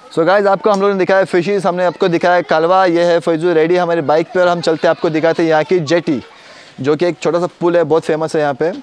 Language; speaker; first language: Hindi; non-native, local second language; Konkani